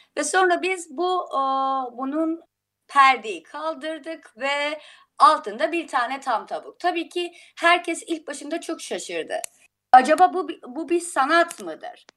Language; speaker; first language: Turkish; non-native, fluent; Persian